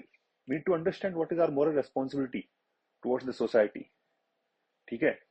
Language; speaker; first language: English; non-native, local second language; Hindi